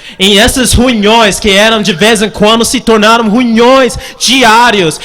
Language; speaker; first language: Portuguese; non-native, fluent; English